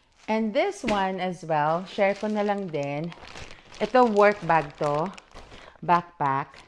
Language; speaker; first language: English; non-native, local second language; Filipino